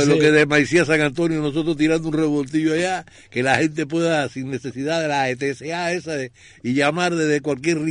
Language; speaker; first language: Spanish; native; Spanish